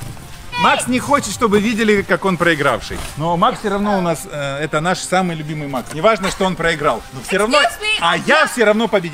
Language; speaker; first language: Russian; native; Russian